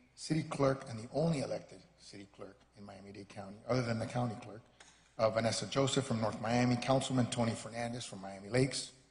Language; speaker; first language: English; early bilingual, other home language; Spanish